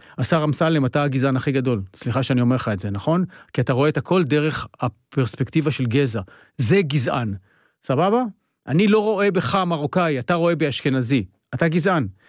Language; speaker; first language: Hebrew; native; Hebrew